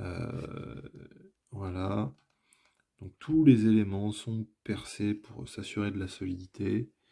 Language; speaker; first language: French; native; French